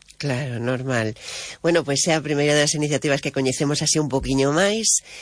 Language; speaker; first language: Galician; non-native, local second language; Spanish